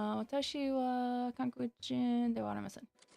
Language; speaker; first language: Japanese; non-native, learner; English